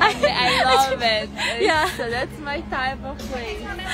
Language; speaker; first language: English; non-native, learner; Thai